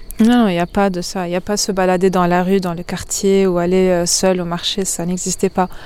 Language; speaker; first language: French; non-native, local second language; Arabic